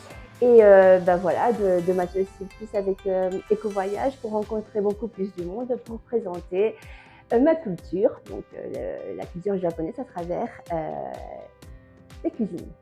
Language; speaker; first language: French; non-native, fluent; Japanese